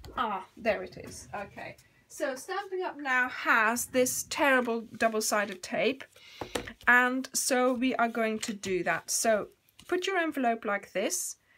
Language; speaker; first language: English; native; English